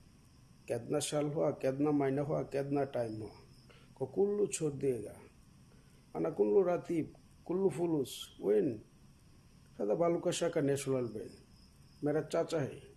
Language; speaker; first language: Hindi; non-native, learner; Bangla